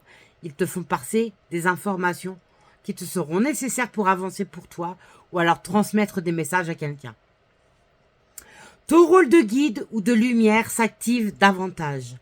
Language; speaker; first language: French; native; French